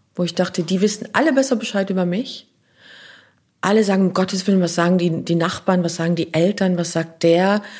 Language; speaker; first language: German; non-native, local second language; French